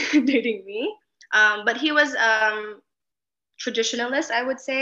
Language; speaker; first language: English; non-native, local second language; Filipino